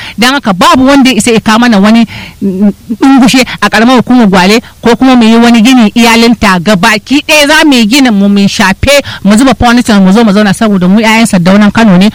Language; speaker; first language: Hausa; native; Hausa